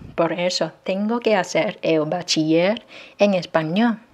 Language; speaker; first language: Spanish; non-native, fluent; Chinese